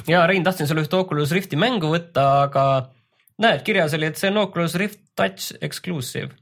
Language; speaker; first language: Estonian; native; Estonian